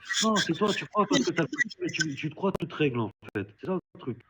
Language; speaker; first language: French; native; French